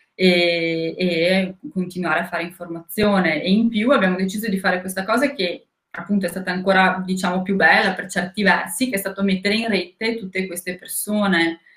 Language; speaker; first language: Italian; non-native, fluent; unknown